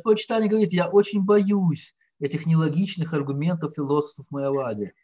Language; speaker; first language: Russian; native; Russian